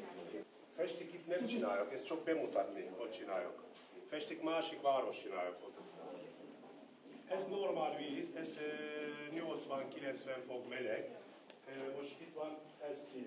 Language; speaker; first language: Hungarian; non-native, learner; Turkish